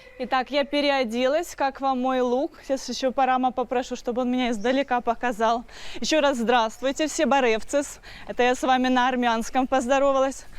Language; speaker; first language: Russian; native; Russian